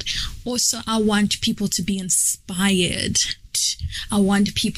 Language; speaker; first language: English; non-native, local second language; Nyanja